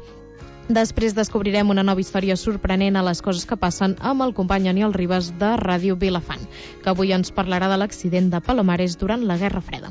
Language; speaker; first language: Catalan; native; Catalan